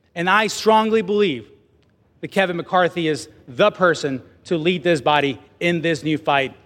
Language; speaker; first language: English; non-native, fluent; Spanish